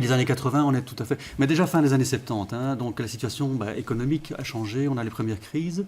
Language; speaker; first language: French; native; French